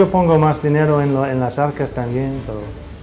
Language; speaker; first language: Spanish; non-native, fluent; English